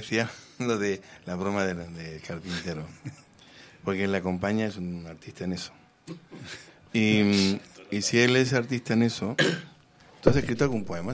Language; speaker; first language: Spanish; native; Spanish